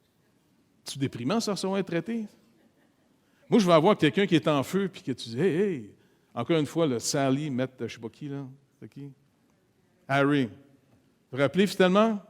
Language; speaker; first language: French; native; French